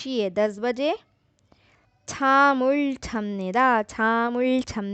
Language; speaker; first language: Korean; non-native, fluent; Urdu